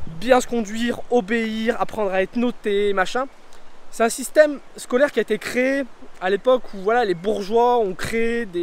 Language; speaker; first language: French; native; French